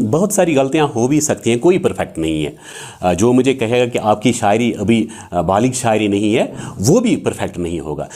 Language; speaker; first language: Urdu; non-native, local second language; Kashmiri